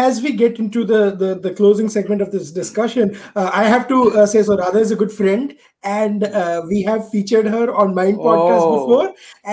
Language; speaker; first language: English; non-native, local second language; Gujarati